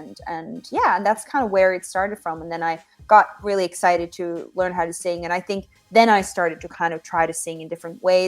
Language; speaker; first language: English; non-native, fluent; Finnish